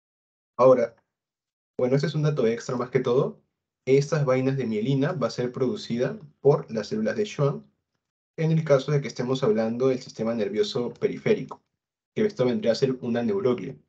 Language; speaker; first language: Spanish; native; Spanish